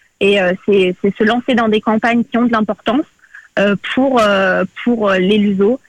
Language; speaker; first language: French; early bilingual, other home language; Portuguese